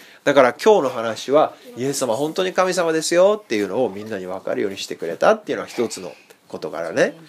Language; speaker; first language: Japanese; native; Japanese